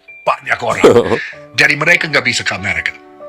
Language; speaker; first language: Indonesian; non-native, learner; English